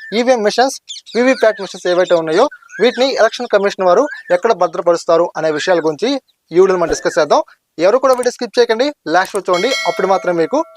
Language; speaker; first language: Telugu; native; Telugu